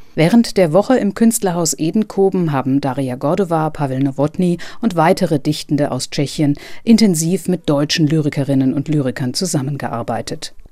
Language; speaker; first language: German; native; German